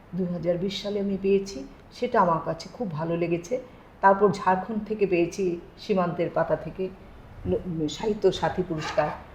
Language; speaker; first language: Bangla; native; Bangla